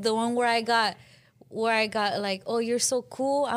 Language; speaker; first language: English; early bilingual, other home language; Spanish